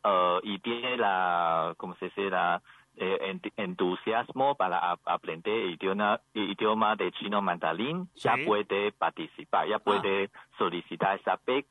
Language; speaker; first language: Spanish; non-native, learner; Chinese